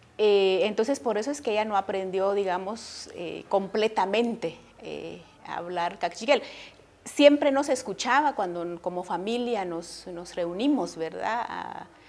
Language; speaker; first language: Spanish; non-native, local second language; Kaqchikel